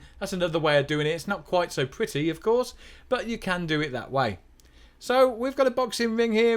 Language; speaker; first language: English; native; English